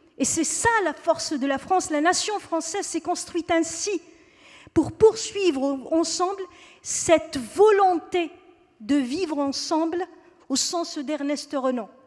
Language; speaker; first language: French; non-native, local second language; Kabyle